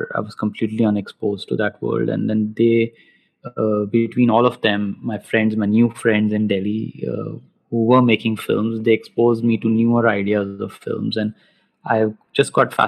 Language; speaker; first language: English; non-native, local second language; Hindi